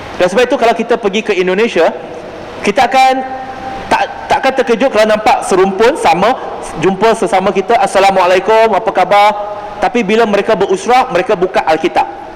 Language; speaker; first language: Malay; non-native, local second language; Chinese